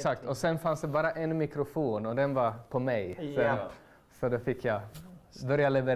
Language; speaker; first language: Swedish; native; Swedish